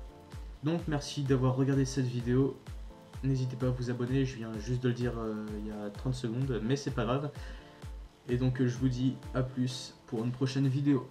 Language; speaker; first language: French; native; French